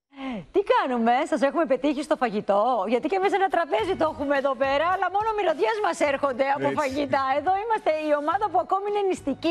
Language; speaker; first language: Greek; native; Greek